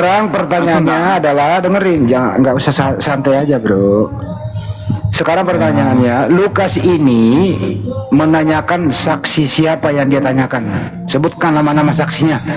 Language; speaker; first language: Indonesian; native; Indonesian